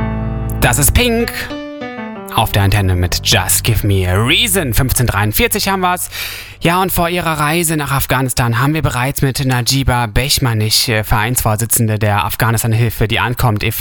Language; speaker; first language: German; native; German